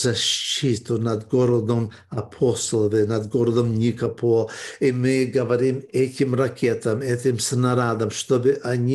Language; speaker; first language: Russian; early bilingual, heritage; Russian